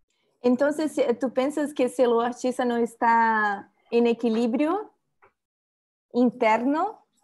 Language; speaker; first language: Spanish; non-native, learner; Portuguese